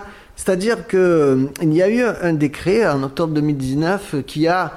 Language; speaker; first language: French; native; French